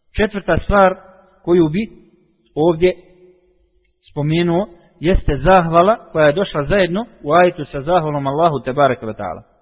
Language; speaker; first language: Bosnian; native; Bosnian